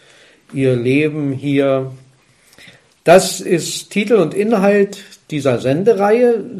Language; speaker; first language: German; native; German